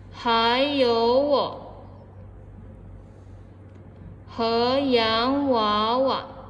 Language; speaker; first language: Chinese; non-native, fluent; Indonesian